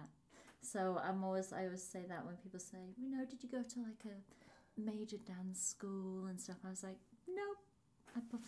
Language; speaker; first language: English; native; English